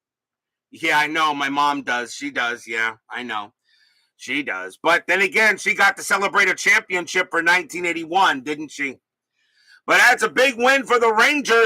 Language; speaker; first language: English; native; English